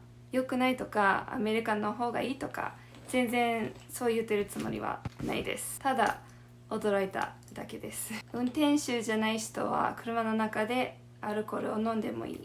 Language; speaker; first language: Japanese; non-native, fluent; English